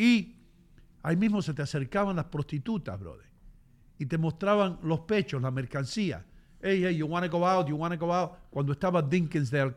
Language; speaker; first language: Spanish; native; Spanish